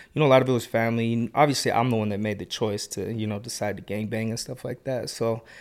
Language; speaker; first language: English; native; English